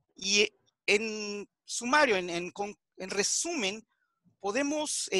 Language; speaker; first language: Spanish; native; Spanish